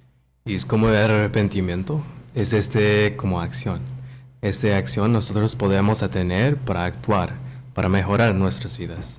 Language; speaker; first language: Spanish; non-native, learner; English